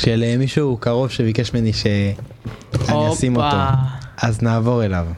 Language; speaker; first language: Hebrew; native; Hebrew